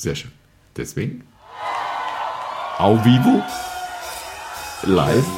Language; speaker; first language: German; native; German